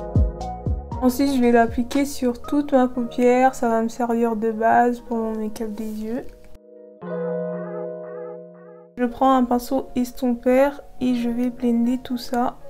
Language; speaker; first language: French; native; French